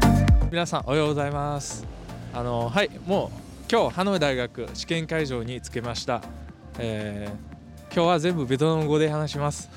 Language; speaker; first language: Japanese; non-native, fluent; Vietnamese